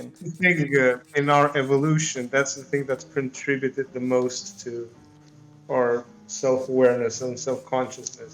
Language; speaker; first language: English; non-native, fluent; Romanian